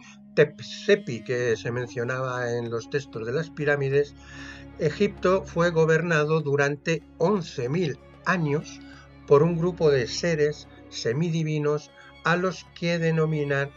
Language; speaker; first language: Spanish; native; Spanish